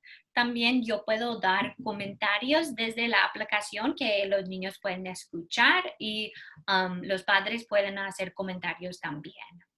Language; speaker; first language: Spanish; non-native, learner; English